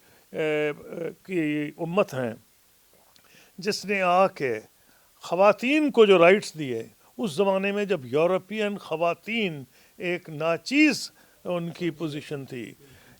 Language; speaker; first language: Urdu; native; Urdu